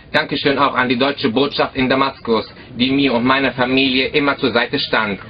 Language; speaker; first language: German; early bilingual, other home language; Arabic